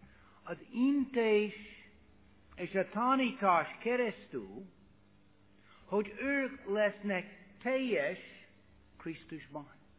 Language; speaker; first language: Hungarian; non-native, fluent; English